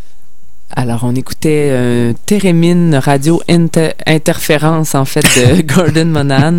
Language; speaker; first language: French; native; French